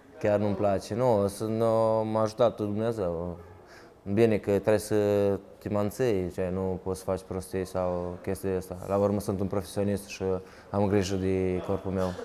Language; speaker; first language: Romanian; early bilingual, heritage; Romanian